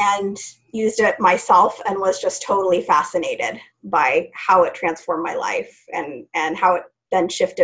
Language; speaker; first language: English; native; English